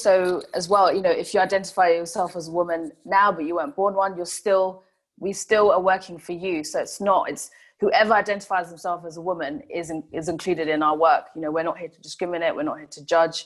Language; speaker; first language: English; non-native, local second language; Swahili